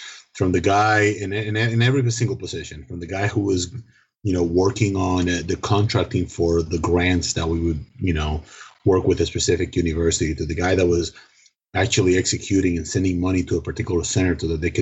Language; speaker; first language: English; non-native, fluent; Spanish